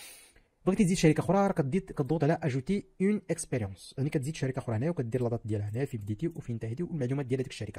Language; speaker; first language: Arabic; native; Arabic